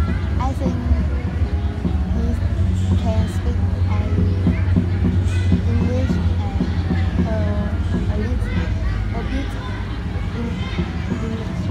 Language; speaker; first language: English; non-native, learner; Vietnamese